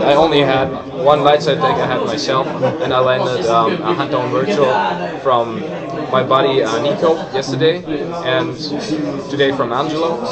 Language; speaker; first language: English; non-native, fluent; German